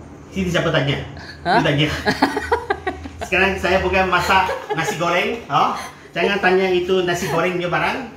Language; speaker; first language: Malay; non-native, local second language; Chinese